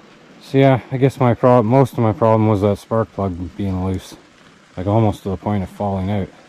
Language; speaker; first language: English; native; English